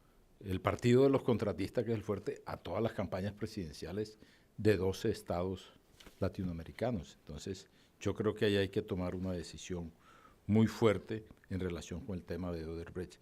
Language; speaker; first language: Spanish; native; Spanish